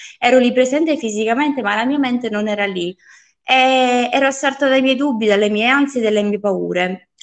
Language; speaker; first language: Italian; early bilingual, other home language; Polish